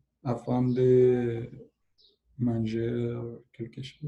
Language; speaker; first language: French; non-native, learner; Spanish